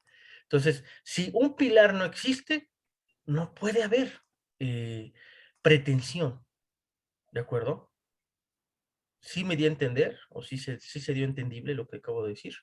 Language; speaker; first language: Spanish; native; Spanish